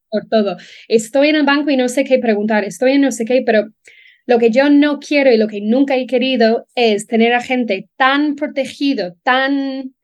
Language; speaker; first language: Spanish; non-native, fluent; English